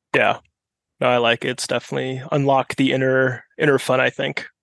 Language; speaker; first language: English; non-native, fluent; German